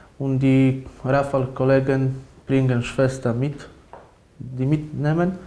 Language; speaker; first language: German; non-native, learner; Polish